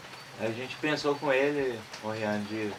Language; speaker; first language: Portuguese; native; Portuguese